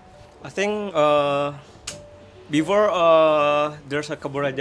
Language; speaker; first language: English; non-native, learner; Indonesian